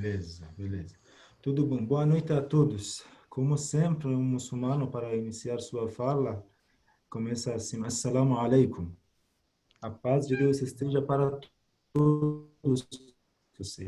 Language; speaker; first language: Portuguese; non-native, fluent; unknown